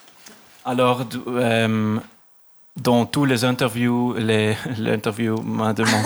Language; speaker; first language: French; non-native, local second language; German